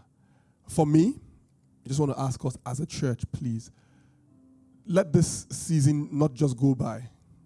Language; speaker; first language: English; non-native, local second language; Bini